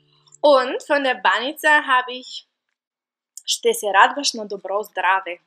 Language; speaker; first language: German; non-native, fluent; Bulgarian